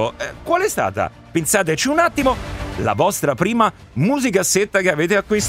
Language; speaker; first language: Italian; native; Italian